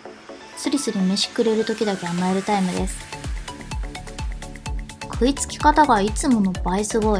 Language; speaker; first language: Japanese; native; Japanese